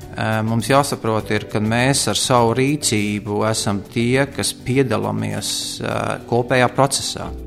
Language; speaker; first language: Latvian; native; Latvian